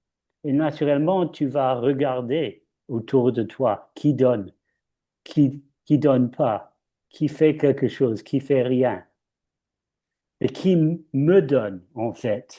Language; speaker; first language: French; non-native, fluent; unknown